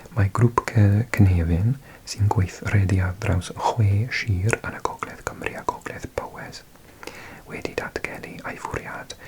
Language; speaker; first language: Welsh; non-native, learner; English